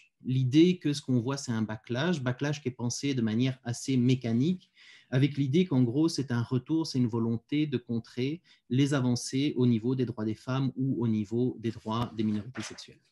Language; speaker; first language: French; native; French